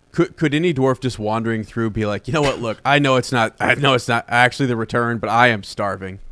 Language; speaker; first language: English; native; English